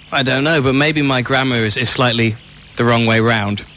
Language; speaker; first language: English; native; English